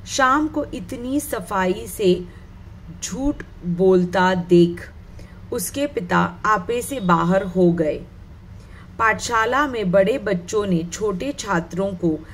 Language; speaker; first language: Hindi; non-native, local second language; Marathi